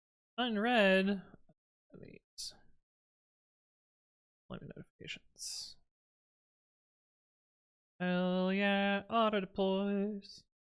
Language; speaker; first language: English; native; English